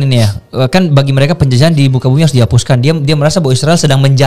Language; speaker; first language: Indonesian; native; Indonesian